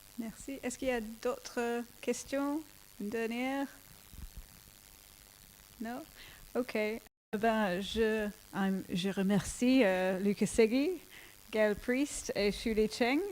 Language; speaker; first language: French; non-native, fluent; English